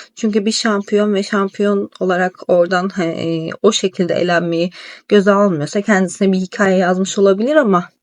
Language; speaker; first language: Turkish; native; Turkish